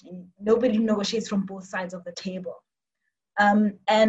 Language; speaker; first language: English; non-native, local second language; Tswana